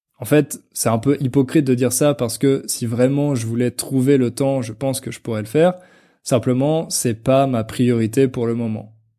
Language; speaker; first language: French; native; French